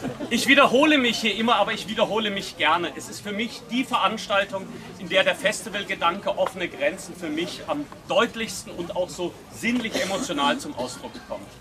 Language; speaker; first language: German; native; German